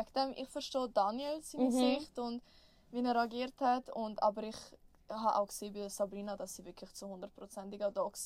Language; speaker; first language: German; native; German